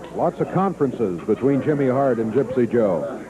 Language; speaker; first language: English; native; English